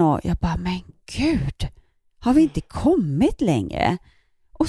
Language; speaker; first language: Swedish; native; Swedish